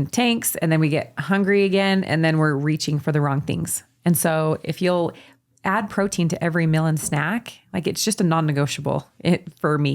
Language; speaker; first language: English; native; English